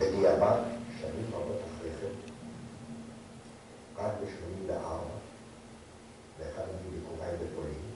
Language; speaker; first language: Hebrew; non-native, fluent; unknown